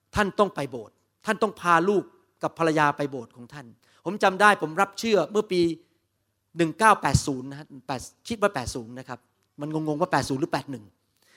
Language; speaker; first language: Thai; native; Thai